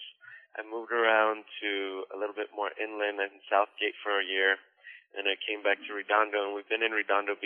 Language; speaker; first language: English; native; English